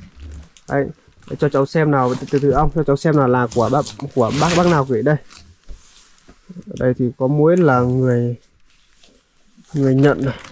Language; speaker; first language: Vietnamese; native; Vietnamese